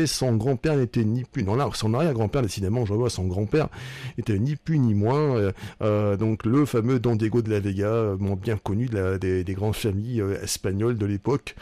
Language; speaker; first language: French; native; French